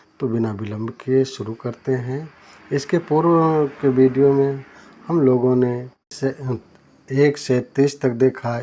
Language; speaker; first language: Hindi; native; Hindi